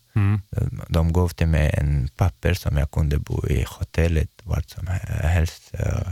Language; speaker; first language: Swedish; non-native, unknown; Chechen